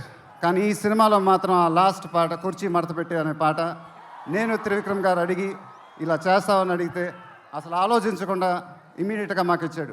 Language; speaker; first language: Telugu; native; Telugu